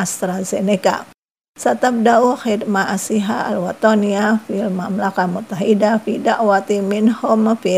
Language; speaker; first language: Arabic; non-native, fluent; Indonesian